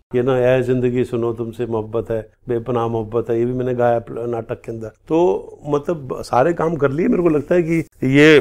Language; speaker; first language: Hindi; native; Hindi